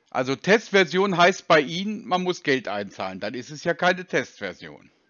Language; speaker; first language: German; native; German